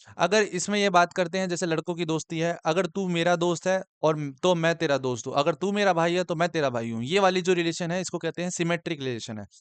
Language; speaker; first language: Hindi; native; Hindi